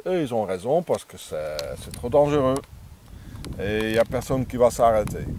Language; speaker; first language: French; non-native, fluent; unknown